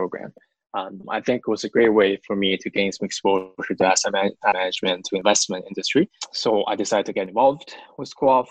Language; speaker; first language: English; non-native, fluent; Chinese